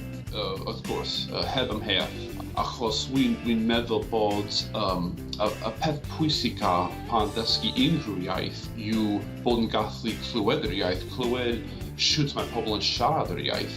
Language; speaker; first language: Welsh; non-native, fluent; English